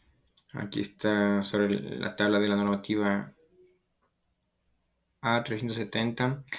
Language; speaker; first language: Spanish; native; Spanish